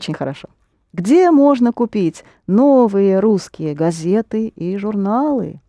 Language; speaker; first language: Russian; non-native, fluent; English